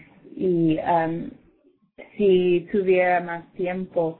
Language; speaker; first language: Spanish; non-native, learner; English